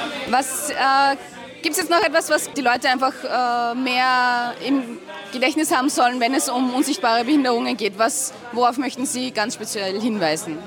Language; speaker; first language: German; native; German